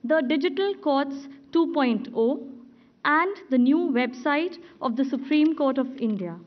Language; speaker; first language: English; non-native, local second language; Hindi